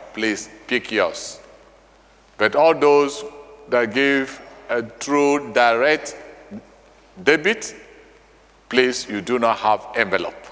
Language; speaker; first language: English; non-native, local second language; Igbo